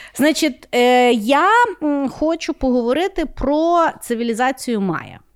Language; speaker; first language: Ukrainian; non-native, local second language; Russian